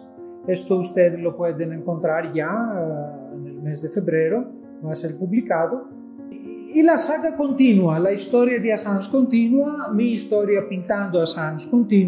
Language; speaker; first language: Spanish; non-native, fluent; Greek